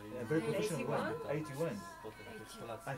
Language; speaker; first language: English; non-native, fluent; Polish